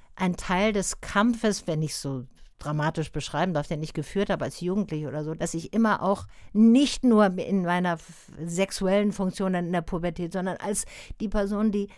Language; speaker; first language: German; native; German